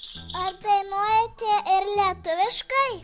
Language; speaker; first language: Lithuanian; early bilingual, heritage; Lithuanian